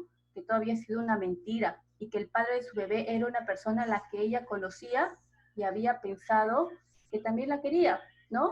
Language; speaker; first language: Spanish; native; Spanish